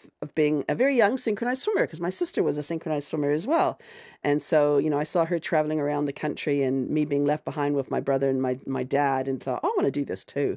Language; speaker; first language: English; native; English